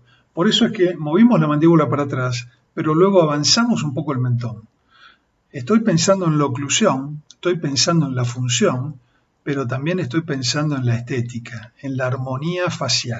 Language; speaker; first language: Spanish; native; Spanish